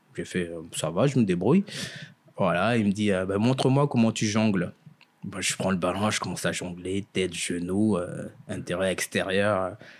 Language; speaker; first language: French; early bilingual, other home language; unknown